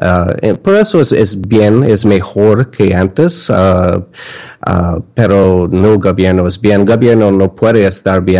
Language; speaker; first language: Spanish; non-native, learner; English